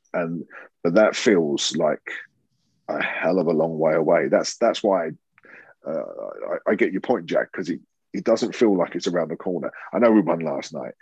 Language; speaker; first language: English; native; English